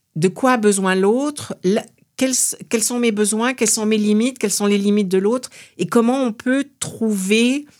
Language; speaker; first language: French; native; French